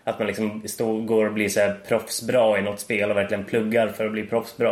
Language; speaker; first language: Swedish; native; Swedish